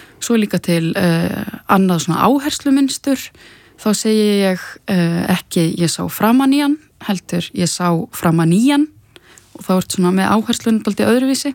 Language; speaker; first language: Icelandic; native; Icelandic